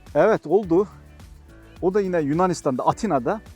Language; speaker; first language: Turkish; native; Turkish